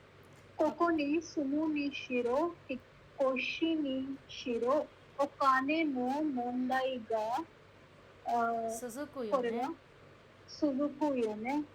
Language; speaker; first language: Japanese; non-native, learner; Hindi